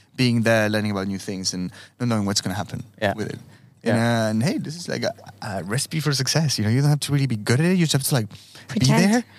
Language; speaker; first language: English; non-native, fluent; Spanish